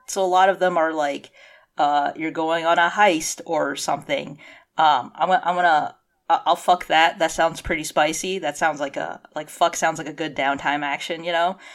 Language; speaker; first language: English; early bilingual, other home language; Cantonese